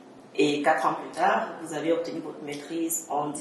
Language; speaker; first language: French; native; French